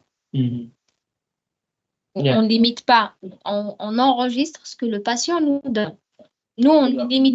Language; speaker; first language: French; native; French